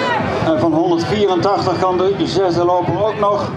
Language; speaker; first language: Dutch; native; Dutch